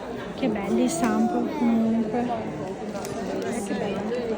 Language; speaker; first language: Italian; native; Italian